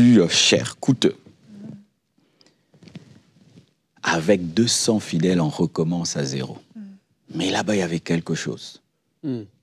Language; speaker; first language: French; non-native, local second language; Lingala